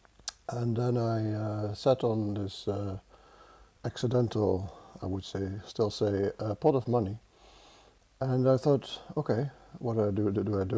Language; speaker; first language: English; non-native, fluent; Dutch